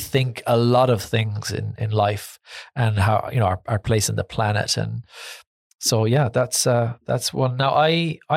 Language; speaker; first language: English; native; English